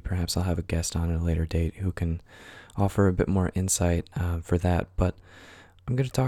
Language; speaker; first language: English; native; English